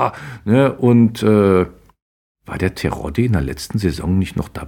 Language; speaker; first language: German; native; German